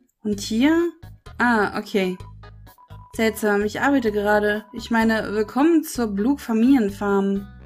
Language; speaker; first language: German; native; German